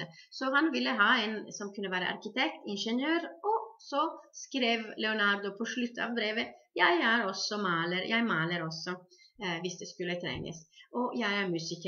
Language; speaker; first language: Norwegian; non-native, fluent; Italian